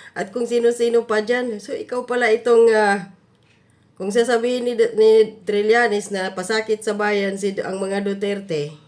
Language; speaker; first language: Filipino; non-native, local second language; Cebuano